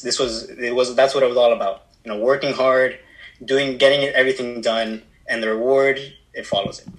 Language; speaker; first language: English; native; English